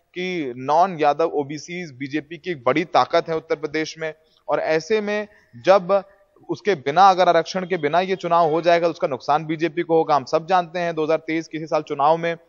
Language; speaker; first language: Hindi; native; Hindi